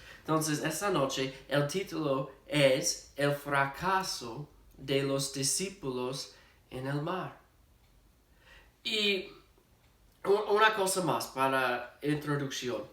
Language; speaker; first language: Spanish; non-native, fluent; English